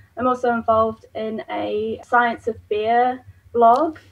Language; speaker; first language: English; native; English